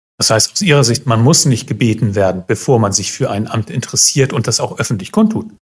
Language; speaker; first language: German; native; German